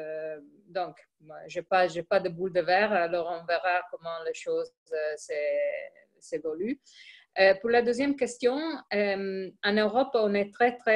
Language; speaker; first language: French; non-native, fluent; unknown